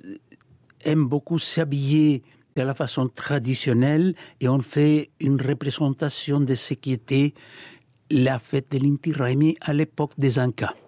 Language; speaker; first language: French; non-native, fluent; Spanish